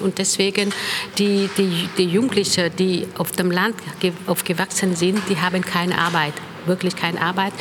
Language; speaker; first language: German; non-native, fluent; Vietnamese